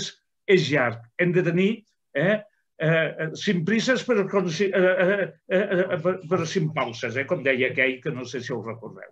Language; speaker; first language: Catalan; native; Catalan